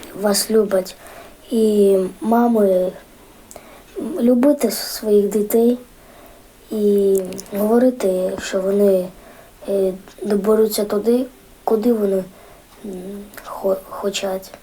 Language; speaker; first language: Ukrainian; non-native, local second language; Russian